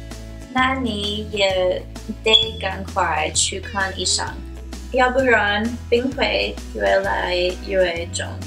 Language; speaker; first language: Chinese; non-native, learner; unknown